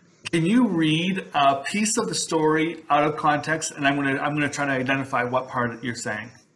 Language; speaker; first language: English; native; English